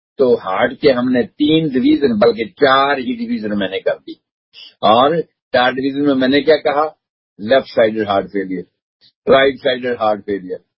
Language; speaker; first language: Hindi; non-native, local second language; Punjabi